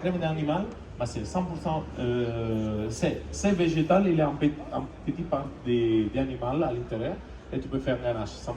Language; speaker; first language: French; non-native, learner; Italian